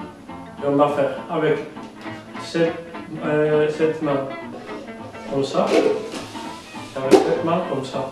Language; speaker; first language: French; non-native, learner; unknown